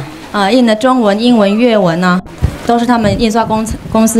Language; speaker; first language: Chinese; native; Chinese